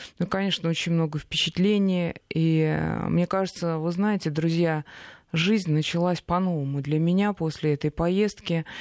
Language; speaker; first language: Russian; native; Russian